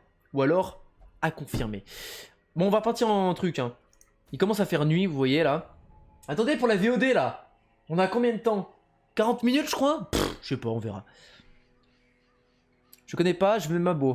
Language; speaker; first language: French; native; French